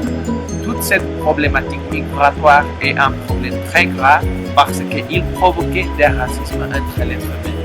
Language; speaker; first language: French; non-native, learner; Spanish